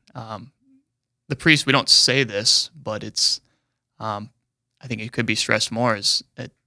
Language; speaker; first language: English; native; English